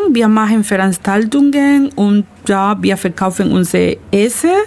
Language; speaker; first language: German; non-native, learner; Spanish